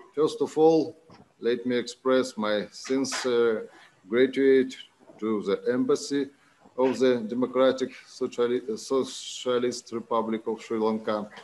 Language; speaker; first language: English; non-native, fluent; Russian